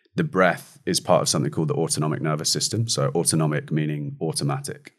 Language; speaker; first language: English; native; English